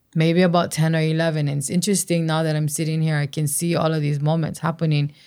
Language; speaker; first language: English; native; English